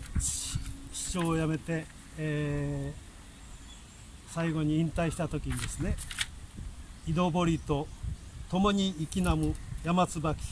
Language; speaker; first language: Japanese; native; Japanese